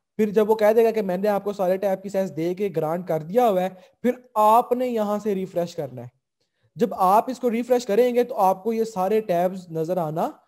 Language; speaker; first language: Urdu; non-native, local second language; Punjabi